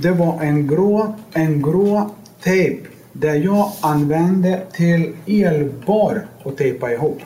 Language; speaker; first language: Swedish; non-native, learner; Lithuanian